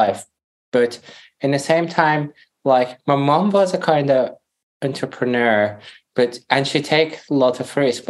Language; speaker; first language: English; non-native, fluent; Persian